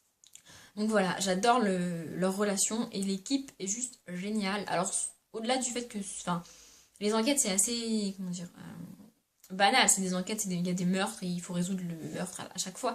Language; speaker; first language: French; native; French